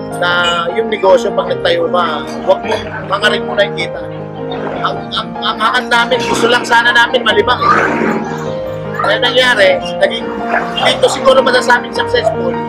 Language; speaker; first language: Filipino; native; Filipino